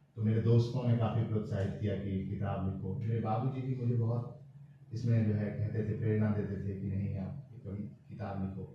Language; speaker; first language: Hindi; native; Hindi